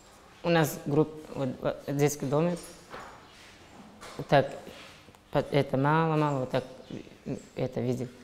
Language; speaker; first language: Russian; non-native, local second language; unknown